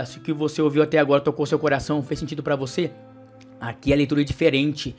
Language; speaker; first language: Portuguese; native; Portuguese